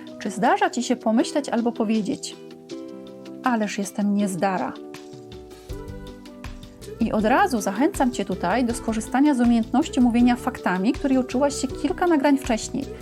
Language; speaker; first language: Polish; native; Polish